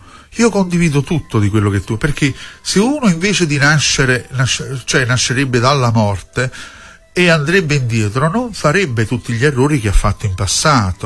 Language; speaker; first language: Italian; native; Italian